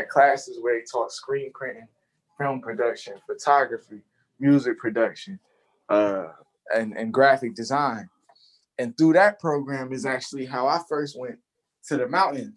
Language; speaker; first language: English; native; English